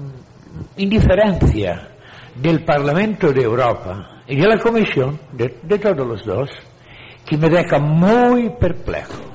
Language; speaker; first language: Spanish; non-native, fluent; Italian